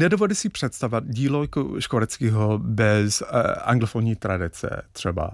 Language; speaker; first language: Czech; non-native, fluent; English